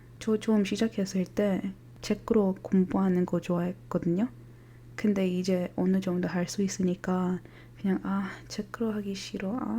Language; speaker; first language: Korean; non-native, fluent; English